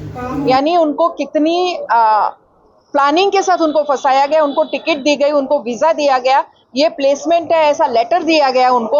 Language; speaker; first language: Hindi; native; Hindi